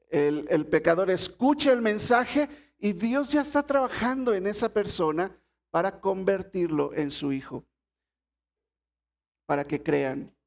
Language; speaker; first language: Spanish; native; Spanish